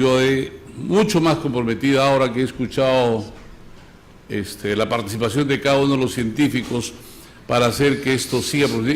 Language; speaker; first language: Spanish; native; Spanish